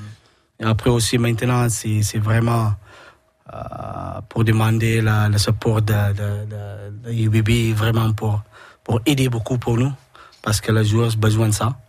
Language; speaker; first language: French; non-native, learner; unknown